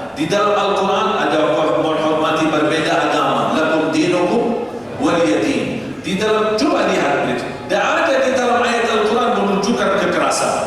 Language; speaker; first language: Indonesian; non-native, fluent; Arabic